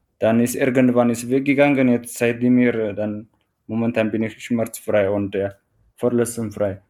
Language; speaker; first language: German; non-native, fluent; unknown